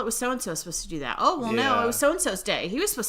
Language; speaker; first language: English; native; English